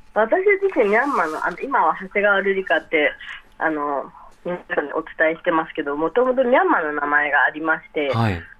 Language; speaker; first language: Japanese; early bilingual, other home language; Rohingya